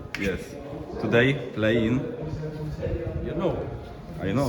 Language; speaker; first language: English; non-native, learner; Polish